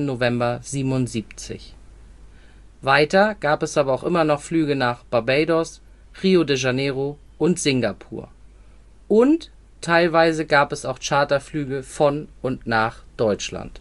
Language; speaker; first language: German; native; German